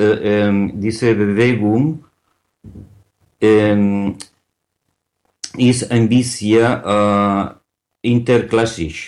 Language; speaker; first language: German; non-native, learner; Catalan